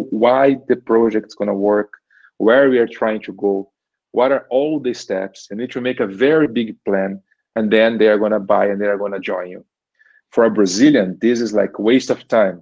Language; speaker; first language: English; non-native, fluent; Portuguese